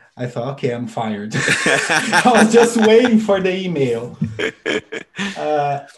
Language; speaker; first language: English; non-native, fluent; Portuguese